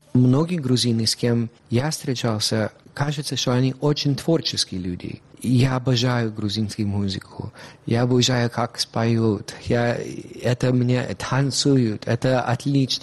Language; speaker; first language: Russian; non-native, fluent; English